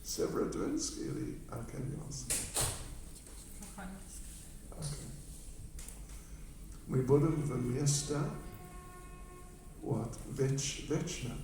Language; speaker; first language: Russian; non-native, learner; English